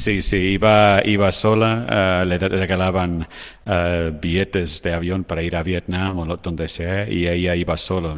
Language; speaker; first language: Spanish; non-native, fluent; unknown